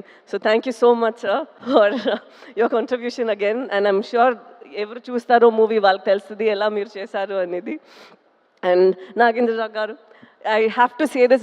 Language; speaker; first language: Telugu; non-native, fluent; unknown